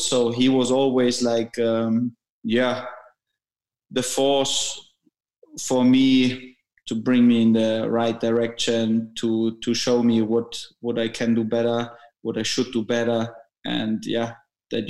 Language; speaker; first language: English; non-native, fluent; German